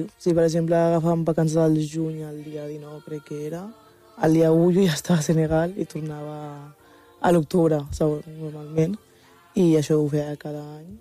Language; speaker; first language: Catalan; early bilingual, other home language; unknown